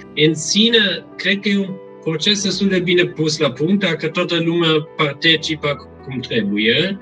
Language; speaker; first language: Romanian; non-native, fluent; German